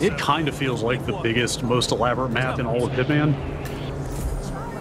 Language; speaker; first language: English; native; English